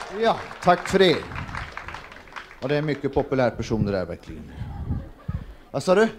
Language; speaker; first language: Swedish; native; Swedish